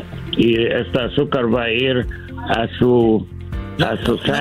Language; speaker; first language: Spanish; non-native, learner; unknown